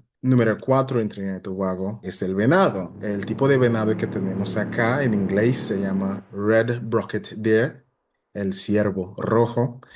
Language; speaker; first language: Spanish; non-native, fluent; English